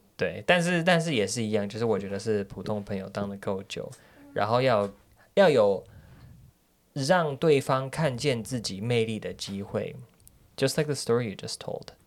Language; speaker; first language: Chinese; native; Chinese